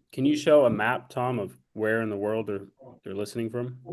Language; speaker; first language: English; native; English